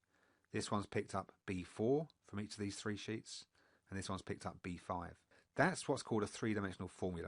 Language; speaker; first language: English; native; English